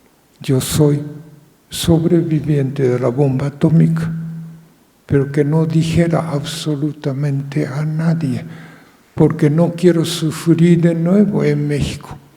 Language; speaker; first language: Spanish; non-native, fluent; Japanese